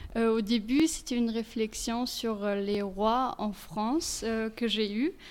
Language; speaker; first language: French; non-native, fluent; German